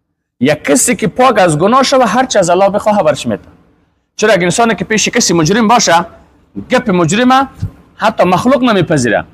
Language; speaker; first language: Persian; native; Persian